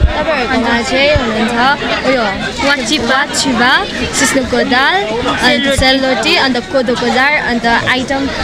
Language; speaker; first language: Nepali; native; Nepali